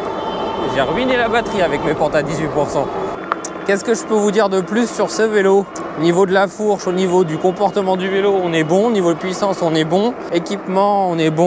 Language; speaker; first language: French; native; French